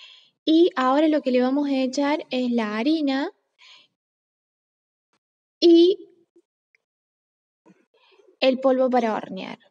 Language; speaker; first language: Spanish; native; Spanish